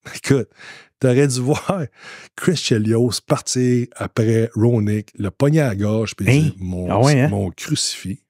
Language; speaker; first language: French; native; French